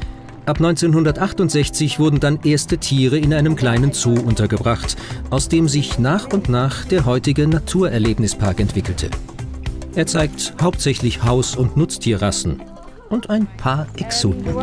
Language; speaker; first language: German; native; German